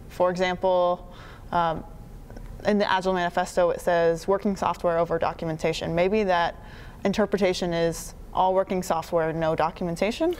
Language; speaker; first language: English; native; English